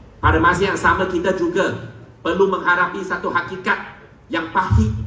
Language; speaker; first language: Malay; non-native, local second language; Chinese